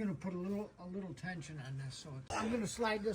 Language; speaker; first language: English; native; English